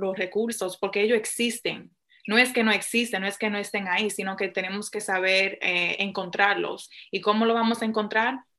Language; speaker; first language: Spanish; early bilingual, heritage; Spanish